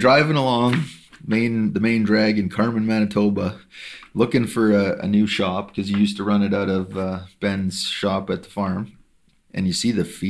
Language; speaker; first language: English; native; English